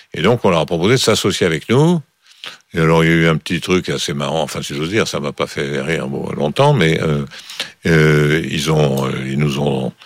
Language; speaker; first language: French; native; French